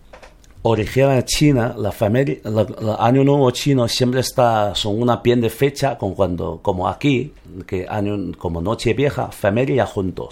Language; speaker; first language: Spanish; non-native, learner; Chinese